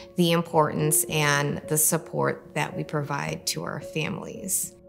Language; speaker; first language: English; native; English